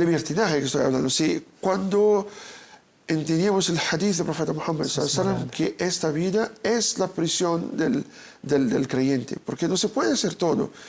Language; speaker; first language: Spanish; non-native, fluent; Portuguese